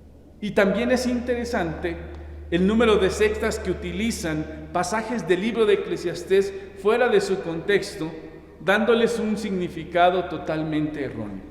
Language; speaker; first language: Spanish; native; Spanish